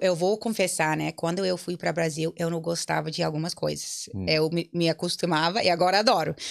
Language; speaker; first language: Portuguese; non-native, fluent; English